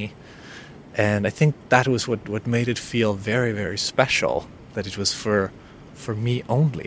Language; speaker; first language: English; non-native, fluent; Danish